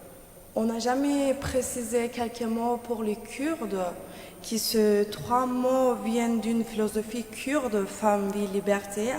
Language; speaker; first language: French; non-native, fluent; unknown